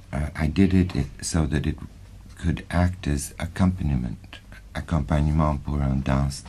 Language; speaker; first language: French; non-native, fluent; English